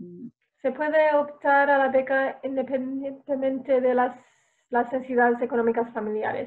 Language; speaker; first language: Spanish; non-native, fluent; English